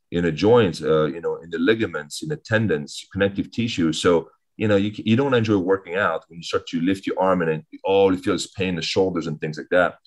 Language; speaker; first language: English; early bilingual, other home language; French